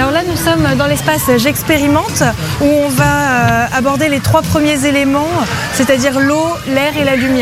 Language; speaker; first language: French; native; French